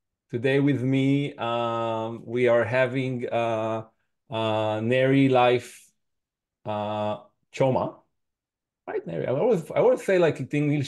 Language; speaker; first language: English; non-native, fluent; Hebrew